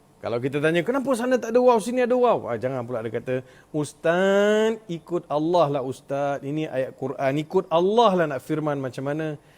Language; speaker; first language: Malay; non-native, local second language; Tamil